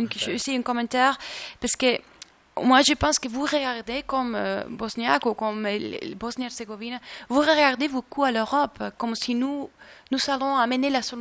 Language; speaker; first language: French; non-native, learner; Spanish